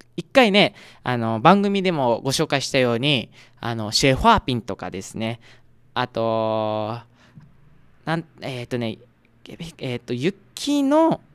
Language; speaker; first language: Japanese; native; Japanese